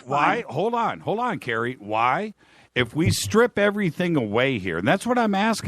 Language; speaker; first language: English; native; English